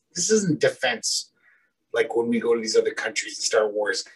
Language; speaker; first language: English; native; English